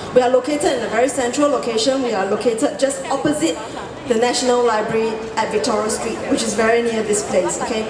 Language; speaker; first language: English; non-native, local second language; Chinese